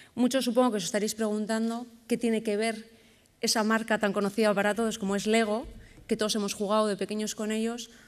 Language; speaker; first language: Spanish; native; Spanish